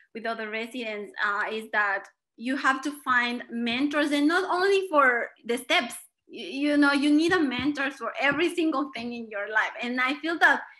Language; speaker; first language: English; non-native, fluent; Spanish